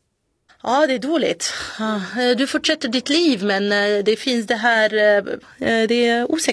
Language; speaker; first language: Swedish; non-native, fluent; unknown